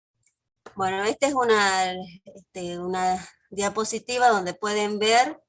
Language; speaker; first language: Spanish; native; Spanish